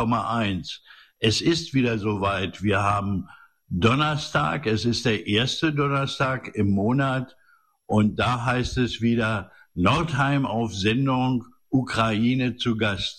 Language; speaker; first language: German; native; German